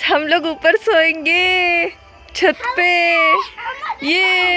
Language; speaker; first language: Hindi; non-native, local second language; Marathi